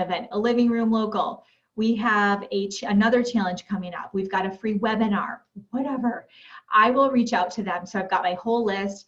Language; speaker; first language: English; native; English